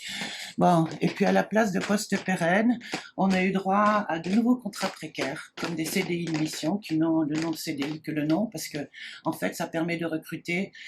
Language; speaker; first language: French; native; French